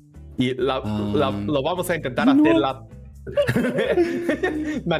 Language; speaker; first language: Spanish; non-native, learner; Portuguese